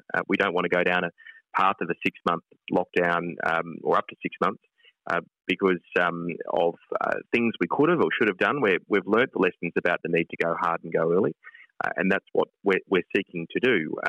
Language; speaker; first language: English; native; English